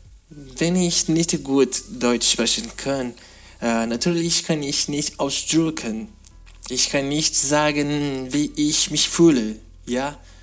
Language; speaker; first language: German; non-native, learner; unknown